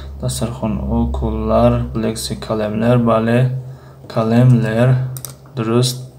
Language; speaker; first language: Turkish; non-native, fluent; Tajik